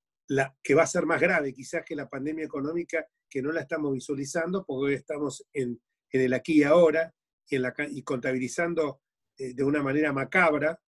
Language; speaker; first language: Spanish; native; Spanish